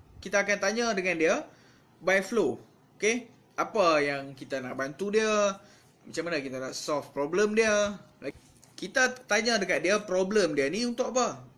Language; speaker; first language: Malay; native; Malay